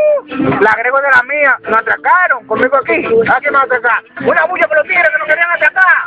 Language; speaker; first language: Spanish; native; Spanish